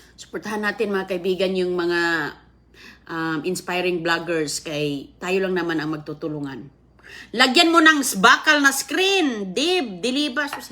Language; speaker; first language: Filipino; non-native, local second language; Cebuano